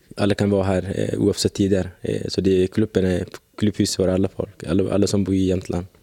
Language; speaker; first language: Swedish; early bilingual, other home language; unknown